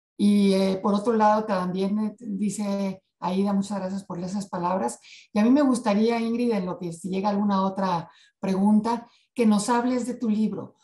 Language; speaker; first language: Spanish; native; Spanish